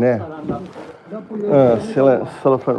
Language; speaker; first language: Japanese; non-native, learner; English